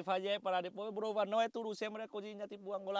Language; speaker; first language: Portuguese; non-native, learner; Vietnamese